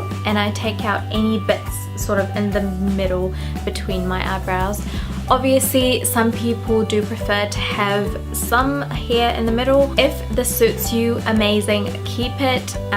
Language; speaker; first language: English; non-native, local second language; Sinhala